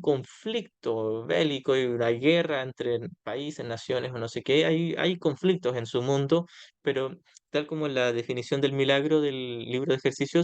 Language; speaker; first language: Spanish; native; Spanish